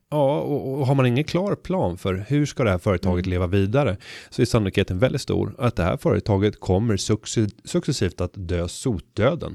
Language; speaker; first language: Swedish; native; Swedish